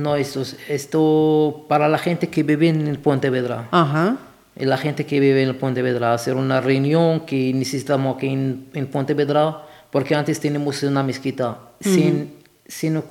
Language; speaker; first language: Spanish; non-native, learner; Arabic